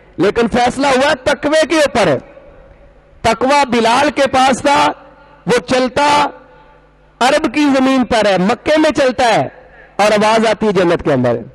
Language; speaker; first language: Urdu; non-native, local second language; Punjabi